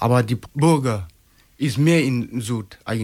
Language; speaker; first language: German; non-native, learner; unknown